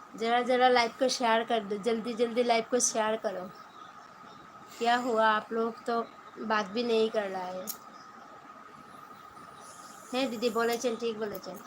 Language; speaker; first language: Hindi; non-native, local second language; Bangla